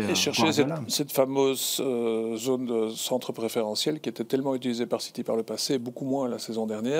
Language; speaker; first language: French; native; French